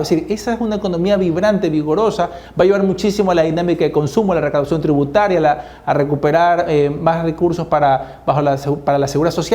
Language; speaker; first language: Spanish; native; Spanish